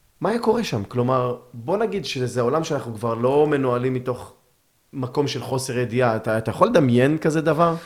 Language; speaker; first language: Hebrew; native; Hebrew